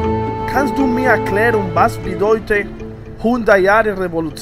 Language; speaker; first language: German; non-native, learner; Italian